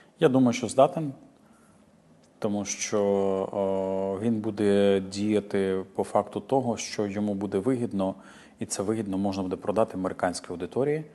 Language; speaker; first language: Ukrainian; native; Ukrainian